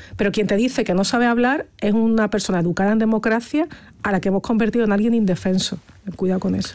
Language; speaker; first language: Spanish; native; Spanish